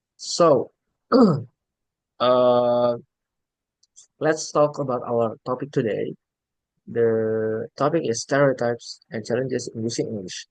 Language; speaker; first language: English; non-native, learner; Indonesian